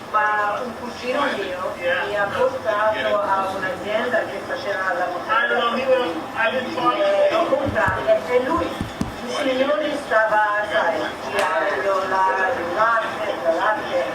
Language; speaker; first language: Italian; early bilingual, heritage; English